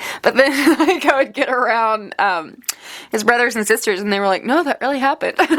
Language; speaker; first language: English; native; English